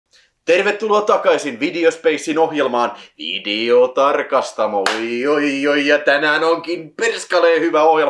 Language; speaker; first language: Finnish; native; Finnish